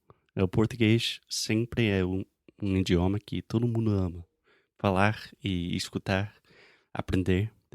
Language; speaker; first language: Portuguese; non-native, fluent; English